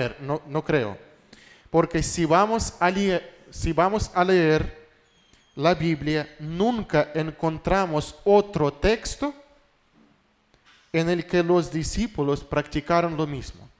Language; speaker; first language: Spanish; non-native, fluent; Russian